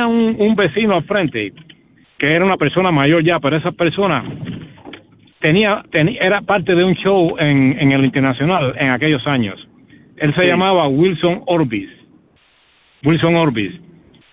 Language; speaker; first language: Spanish; native; Spanish